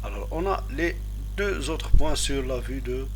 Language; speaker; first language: French; non-native, local second language; Arabic